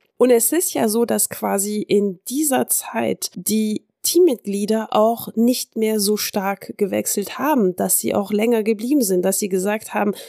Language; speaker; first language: German; early bilingual, heritage; French